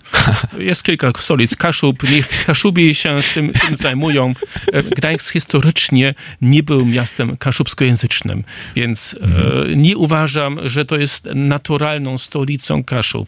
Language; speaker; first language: Polish; non-native, fluent; German